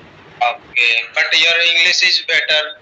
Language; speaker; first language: English; non-native, learner; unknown